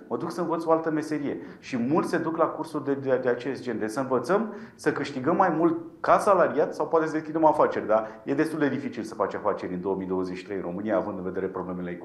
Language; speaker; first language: Romanian; native; Romanian